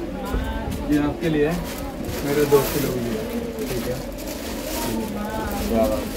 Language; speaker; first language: Hindi; non-native, local second language; Malayalam